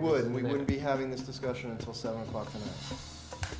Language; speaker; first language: English; native; English